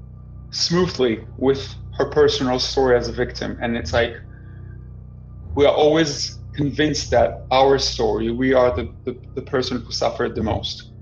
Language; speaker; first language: English; non-native, fluent; Hebrew